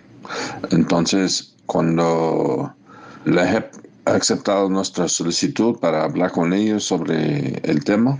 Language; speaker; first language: Spanish; non-native, fluent; English